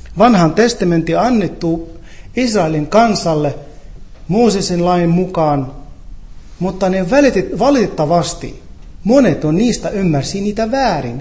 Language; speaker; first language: Finnish; non-native, fluent; Arabic